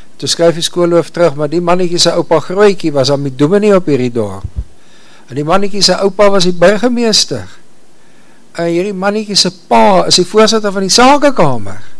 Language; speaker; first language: Afrikaans; native; Afrikaans